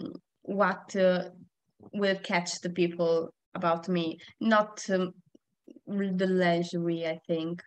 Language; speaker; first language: English; non-native, learner; Italian